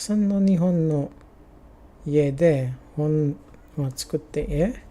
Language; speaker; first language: Japanese; non-native, learner; English